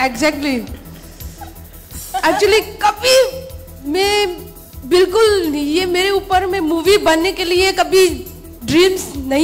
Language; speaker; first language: Hindi; non-native, local second language; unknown